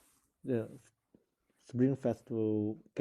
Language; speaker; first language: English; non-native, learner; Chinese